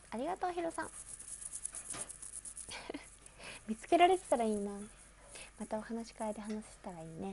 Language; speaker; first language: Japanese; native; Japanese